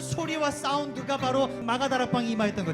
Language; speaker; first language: Korean; native; Korean